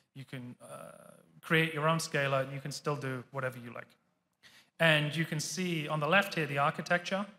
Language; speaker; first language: English; native; English